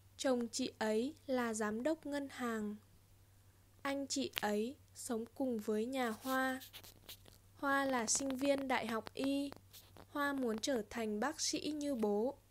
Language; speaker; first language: Vietnamese; native; Vietnamese